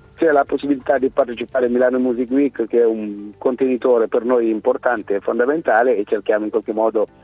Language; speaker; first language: Italian; non-native, fluent; Wolof